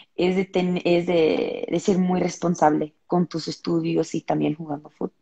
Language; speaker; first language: Spanish; early bilingual, heritage; Spanish